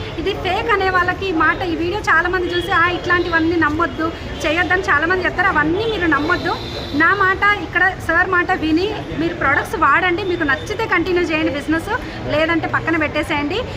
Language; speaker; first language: Telugu; native; Telugu